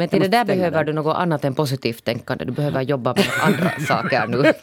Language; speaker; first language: Swedish; native; Swedish